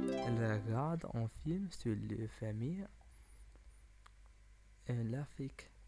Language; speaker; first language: French; non-native, learner; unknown